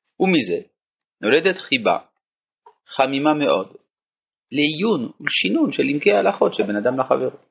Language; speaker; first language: Hebrew; non-native, fluent; French